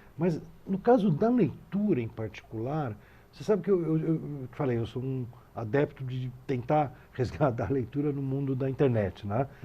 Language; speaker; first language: Portuguese; native; Portuguese